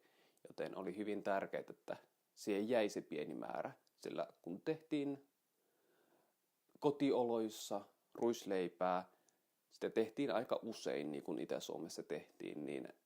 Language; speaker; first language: Finnish; native; Finnish